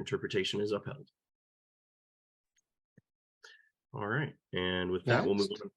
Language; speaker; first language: English; native; English